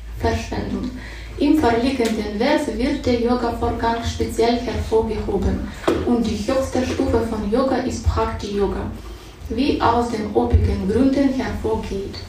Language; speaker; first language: German; non-native, fluent; Russian